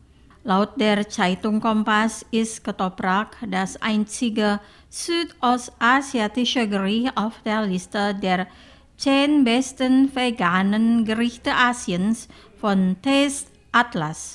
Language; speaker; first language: German; non-native, fluent; Indonesian